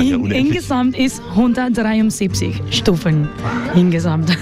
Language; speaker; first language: German; non-native, learner; Spanish